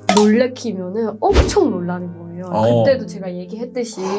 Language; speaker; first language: Korean; non-native, fluent; Burmese